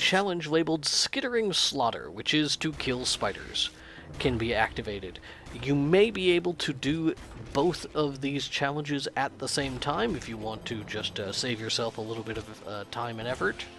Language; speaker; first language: English; native; English